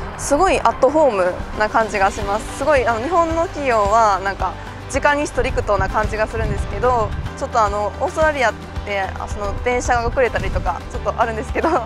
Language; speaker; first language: Japanese; native; Japanese